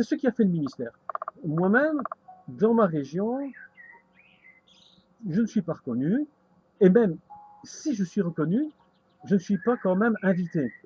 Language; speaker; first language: French; native; French